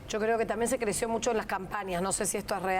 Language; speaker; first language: Spanish; native; Spanish